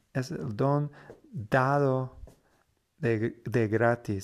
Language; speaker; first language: Spanish; non-native, fluent; English